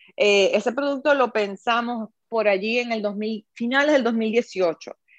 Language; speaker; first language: Spanish; native; Spanish